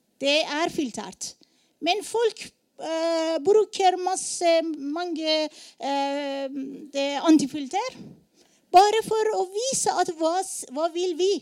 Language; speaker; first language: Norwegian; non-native, learner; Persian